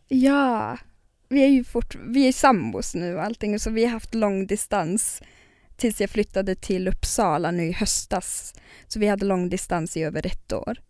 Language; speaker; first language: Swedish; non-native, local second language; Northern Sami